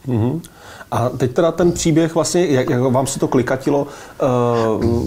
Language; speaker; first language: Czech; native; Czech